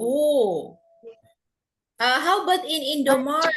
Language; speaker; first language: English; non-native, fluent; Indonesian